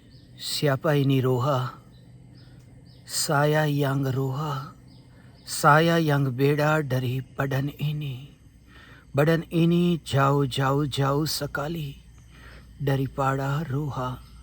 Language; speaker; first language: Indonesian; non-native, fluent; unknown